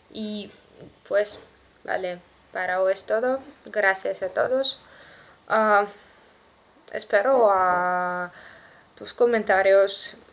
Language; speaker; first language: Spanish; non-native, learner; Russian